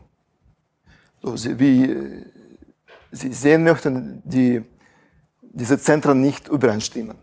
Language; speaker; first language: German; non-native, fluent; Russian